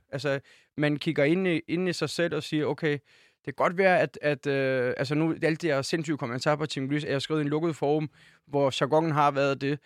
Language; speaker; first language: Danish; early bilingual, other home language; Turkish